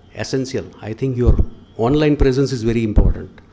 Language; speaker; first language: English; non-native, local second language; Gujarati